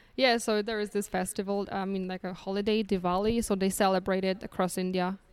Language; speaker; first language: English; non-native, fluent; Polish